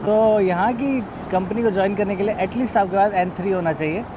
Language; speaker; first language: Hindi; native; Hindi